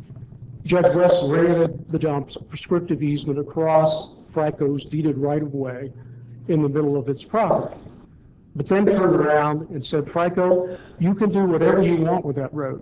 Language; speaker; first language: English; native; English